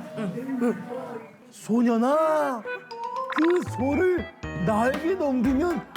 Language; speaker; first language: Korean; non-native, fluent; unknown